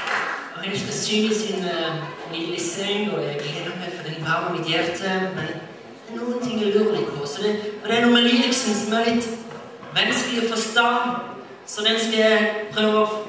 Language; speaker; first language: Danish; non-native, learner; Norwegian